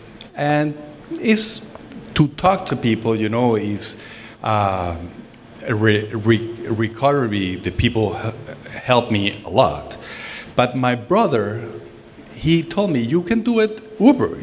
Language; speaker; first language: English; non-native, fluent; Spanish